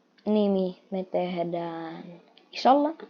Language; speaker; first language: Finnish; non-native, fluent; Russian